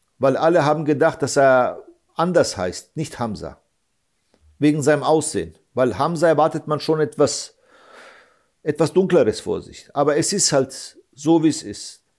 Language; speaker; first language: German; early bilingual, other home language; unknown